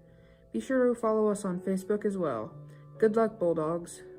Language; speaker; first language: English; native; English